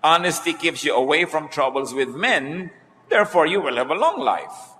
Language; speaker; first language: English; non-native, local second language; Filipino